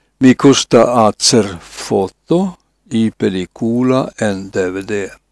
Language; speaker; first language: Spanish; non-native, learner; Finnish